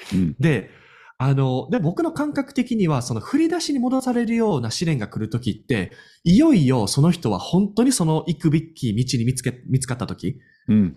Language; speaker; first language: Japanese; native; Japanese